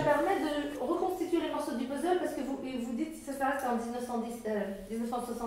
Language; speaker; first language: French; non-native, fluent; Arabic